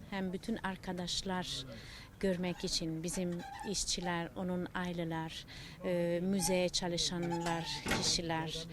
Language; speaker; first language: Turkish; non-native, learner; Italian